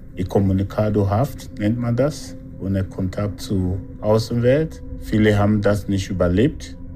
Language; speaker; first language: German; non-native, fluent; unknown